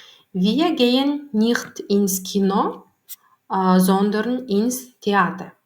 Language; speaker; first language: German; non-native, learner; Turkmen